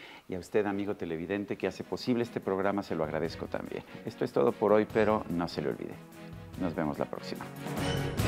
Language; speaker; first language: Spanish; native; Spanish